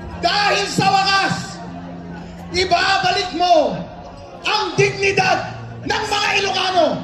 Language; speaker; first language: Filipino; non-native, local second language; Iloko